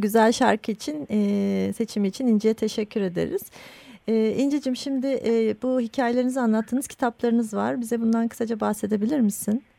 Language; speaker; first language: Turkish; native; Turkish